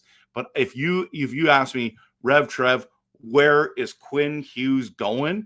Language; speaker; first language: English; native; English